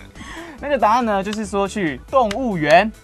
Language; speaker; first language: Chinese; native; Chinese